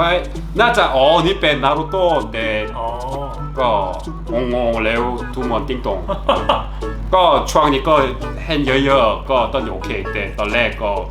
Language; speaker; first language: Thai; non-native, learner; Korean